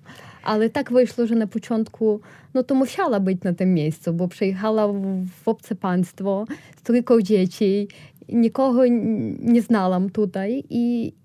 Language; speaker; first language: Polish; non-native, fluent; Ukrainian